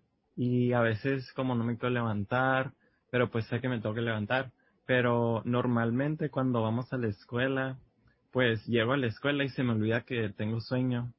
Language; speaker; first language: Spanish; early bilingual, heritage; Spanish